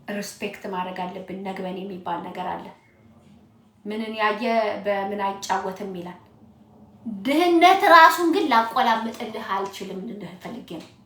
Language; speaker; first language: Amharic; native; Amharic